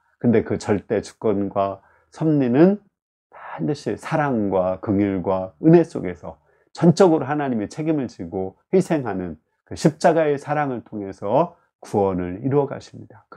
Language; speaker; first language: Korean; native; Korean